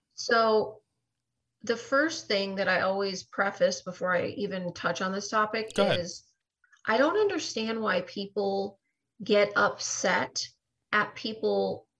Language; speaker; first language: English; native; English